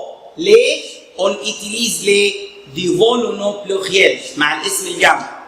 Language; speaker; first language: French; non-native, fluent; Arabic